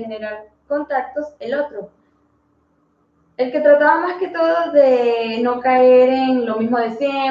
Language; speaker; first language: Spanish; native; Spanish